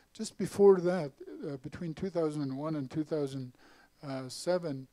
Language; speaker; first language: English; native; English